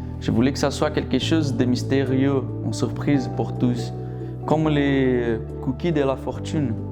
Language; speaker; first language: French; non-native, fluent; Portuguese